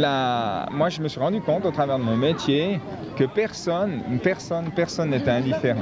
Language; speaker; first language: French; native; French